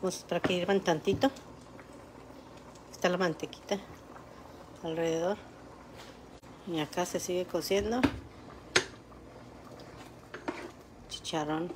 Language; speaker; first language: Spanish; native; Spanish